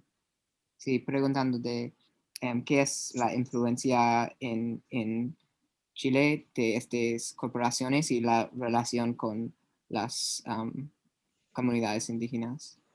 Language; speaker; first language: Spanish; non-native, learner; English